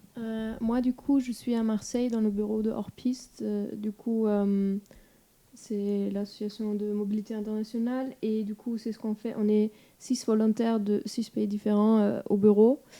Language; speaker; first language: French; non-native, fluent; German